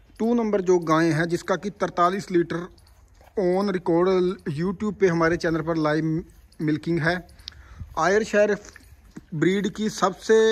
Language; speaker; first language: Hindi; non-native, local second language; Punjabi